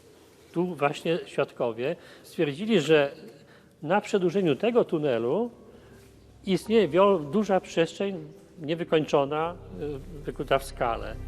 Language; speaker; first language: Polish; native; Polish